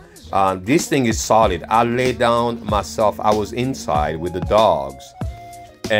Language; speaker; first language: English; non-native, fluent; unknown